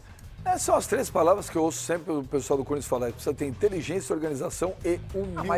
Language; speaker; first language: Portuguese; native; Portuguese